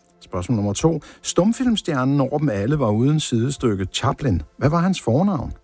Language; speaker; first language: Danish; native; Danish